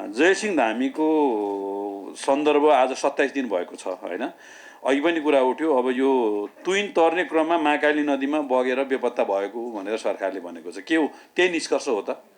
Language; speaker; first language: Nepali; native; Nepali